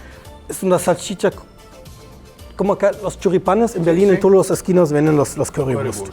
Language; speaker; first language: Spanish; non-native, fluent; German